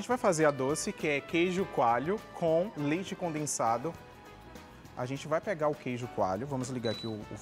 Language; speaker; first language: Portuguese; native; Portuguese